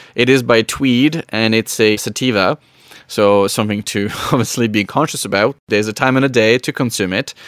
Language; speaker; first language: English; non-native, fluent; French